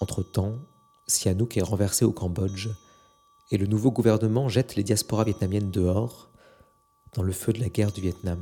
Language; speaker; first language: French; native; French